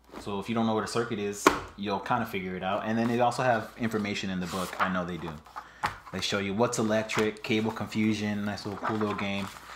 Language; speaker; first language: English; early bilingual, other home language; Spanish